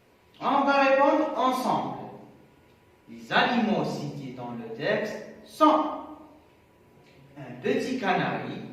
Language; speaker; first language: French; non-native, local second language; Arabic